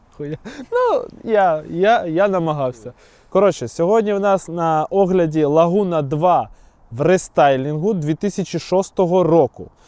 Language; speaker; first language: Ukrainian; non-native, local second language; Russian